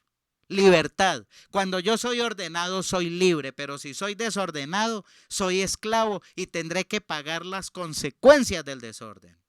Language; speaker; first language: Spanish; native; Spanish